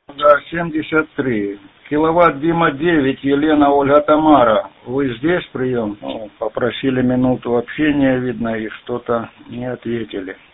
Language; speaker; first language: Russian; native; Russian